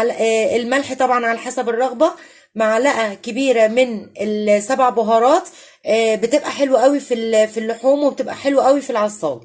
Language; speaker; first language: Arabic; native; Arabic